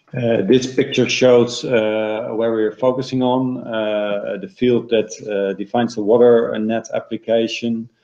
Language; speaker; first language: English; non-native, fluent; Dutch